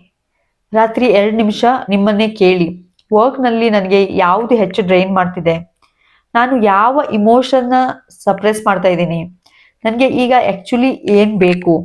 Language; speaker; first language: Kannada; native; Kannada